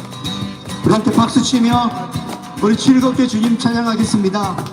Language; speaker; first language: Korean; native; Korean